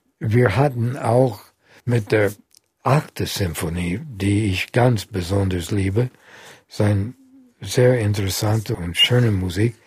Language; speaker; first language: German; non-native, fluent; English